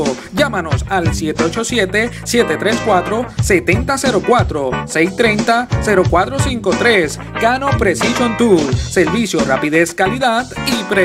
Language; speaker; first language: Spanish; native; Spanish